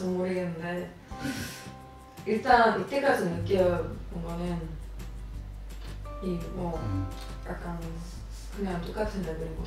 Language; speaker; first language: Korean; non-native, fluent; Swedish